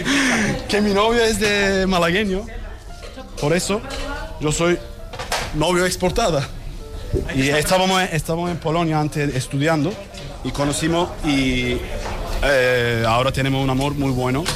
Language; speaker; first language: Spanish; non-native, learner; Turkish